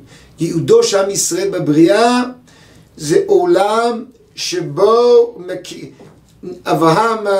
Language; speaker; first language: Hebrew; native; Hebrew